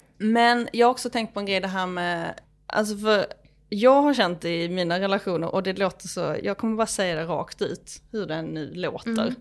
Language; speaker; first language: Swedish; native; Swedish